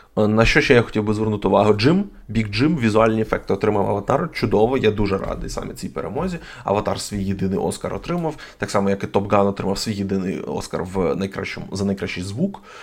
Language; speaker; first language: Ukrainian; non-native, local second language; Russian